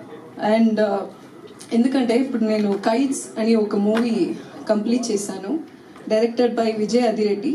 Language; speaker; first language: Telugu; non-native, learner; Tamil